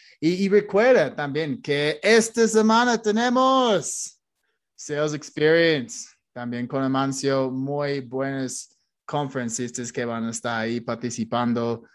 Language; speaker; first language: Spanish; non-native, fluent; English